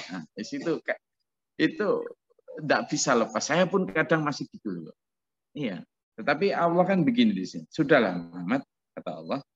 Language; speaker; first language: Indonesian; non-native, local second language; Javanese